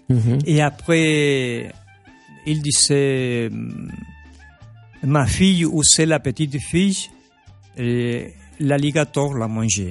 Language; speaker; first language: French; non-native, fluent; Spanish